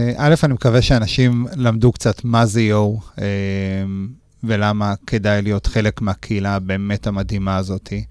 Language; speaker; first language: Hebrew; native; Hebrew